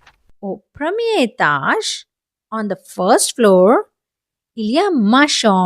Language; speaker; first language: French; non-native, fluent; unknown